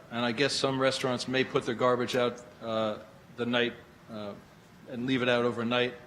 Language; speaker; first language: English; native; English